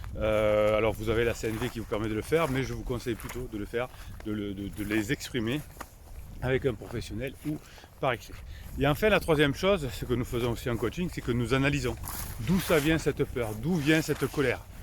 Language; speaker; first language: French; native; French